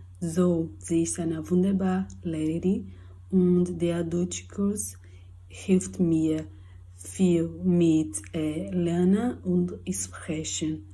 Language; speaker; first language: German; non-native, learner; Portuguese